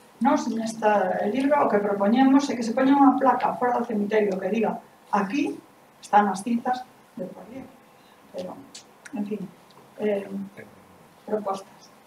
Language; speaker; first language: Galician; non-native, local second language; Spanish